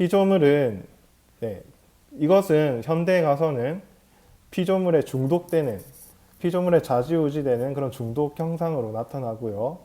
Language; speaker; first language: Korean; native; Korean